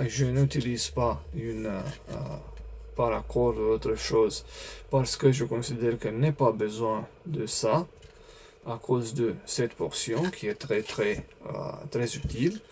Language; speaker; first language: French; non-native, learner; Romanian